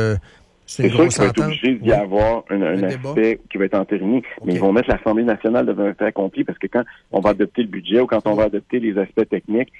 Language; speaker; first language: French; native; French